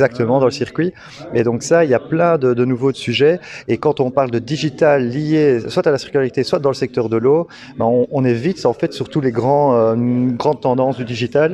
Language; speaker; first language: French; native; French